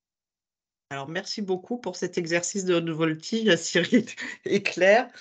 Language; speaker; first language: French; native; French